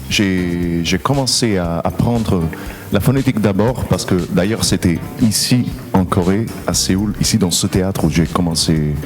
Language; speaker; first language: French; non-native, fluent; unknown